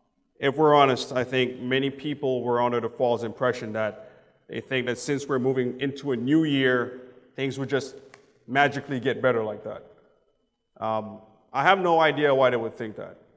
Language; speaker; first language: English; native; English